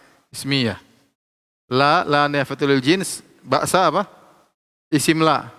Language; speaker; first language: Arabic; non-native, fluent; Indonesian